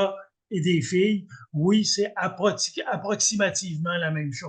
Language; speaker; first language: French; native; French